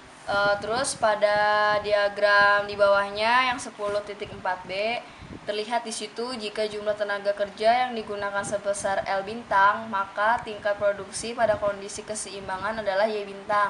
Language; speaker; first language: Indonesian; native; Indonesian